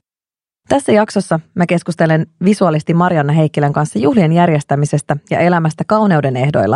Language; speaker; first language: Finnish; native; Finnish